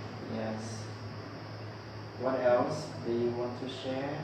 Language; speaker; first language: English; non-native, learner; Lao